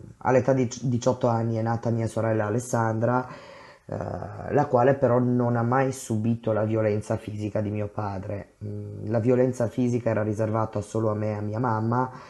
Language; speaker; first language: Italian; non-native, fluent; Romanian